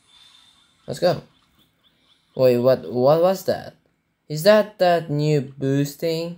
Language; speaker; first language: English; non-native, learner; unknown